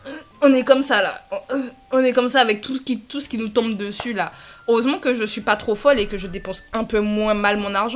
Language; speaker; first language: French; native; French